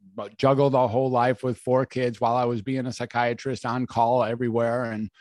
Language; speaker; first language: English; native; English